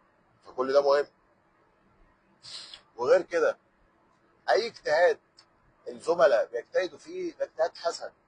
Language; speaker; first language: Arabic; native; Arabic